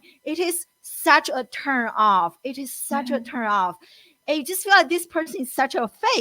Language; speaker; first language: English; non-native, fluent; Chinese